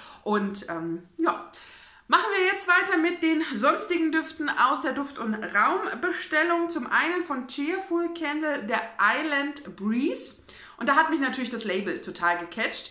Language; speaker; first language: German; native; German